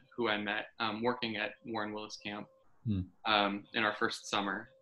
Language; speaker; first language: English; native; English